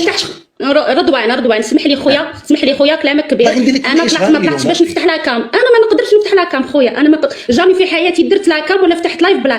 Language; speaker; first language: Arabic; native; Arabic